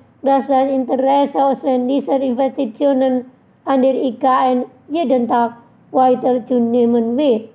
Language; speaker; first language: German; non-native, fluent; Indonesian